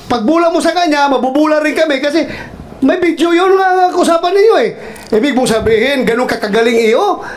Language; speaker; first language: Filipino; non-native, local second language; Cebuano